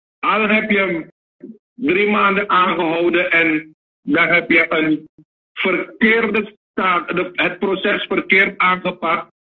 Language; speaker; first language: Dutch; native; Dutch